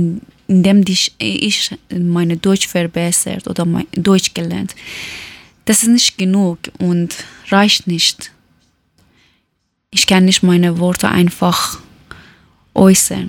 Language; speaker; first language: German; non-native, learner; Persian